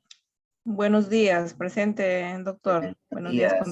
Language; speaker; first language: Spanish; native; Spanish